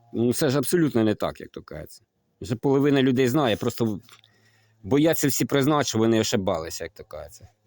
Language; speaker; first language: Ukrainian; native; Ukrainian